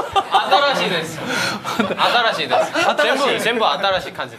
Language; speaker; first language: Japanese; non-native, learner; Korean